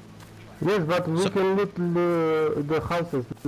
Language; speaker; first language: English; non-native, learner; Romanian